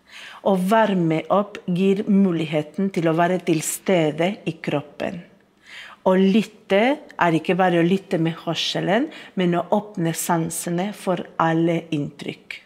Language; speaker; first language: Norwegian; non-native, fluent; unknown